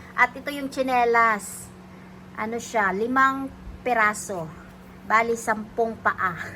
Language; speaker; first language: Filipino; native; Filipino